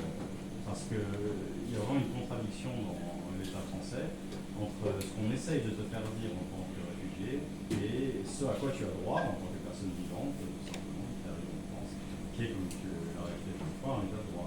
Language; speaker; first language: French; native; French